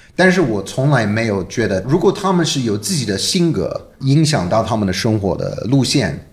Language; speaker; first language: Chinese; non-native, fluent; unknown